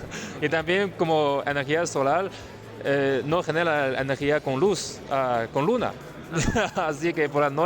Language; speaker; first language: Spanish; non-native, fluent; Chinese